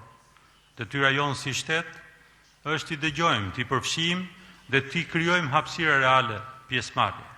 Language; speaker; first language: Albanian; native; Albanian